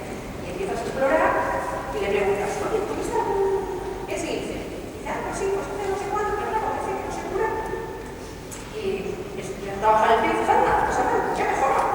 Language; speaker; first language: Spanish; native; Spanish